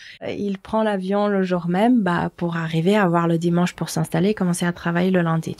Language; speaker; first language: French; non-native, fluent; Portuguese